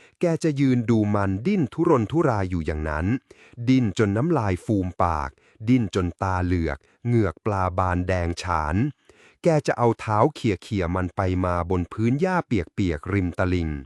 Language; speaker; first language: Thai; native; Thai